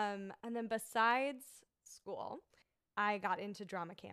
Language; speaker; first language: English; native; English